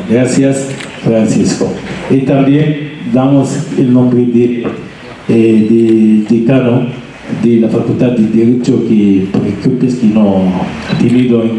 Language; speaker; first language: Spanish; non-native, learner; Arabic